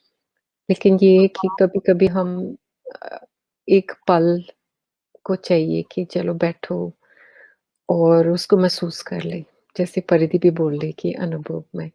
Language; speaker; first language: Hindi; early bilingual, heritage; English